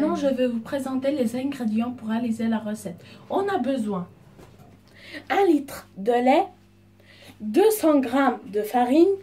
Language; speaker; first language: French; non-native, fluent; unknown